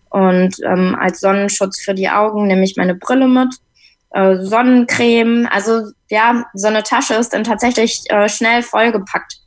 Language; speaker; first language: German; native; German